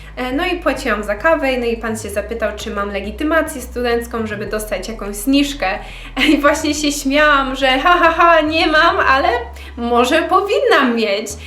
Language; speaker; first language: Polish; early bilingual, heritage; Polish